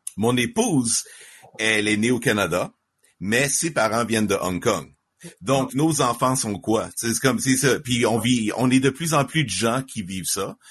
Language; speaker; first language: French; native; French